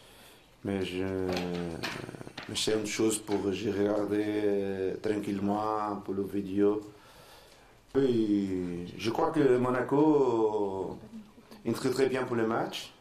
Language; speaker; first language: French; non-native, learner; Portuguese